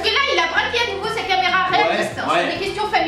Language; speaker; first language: French; native; French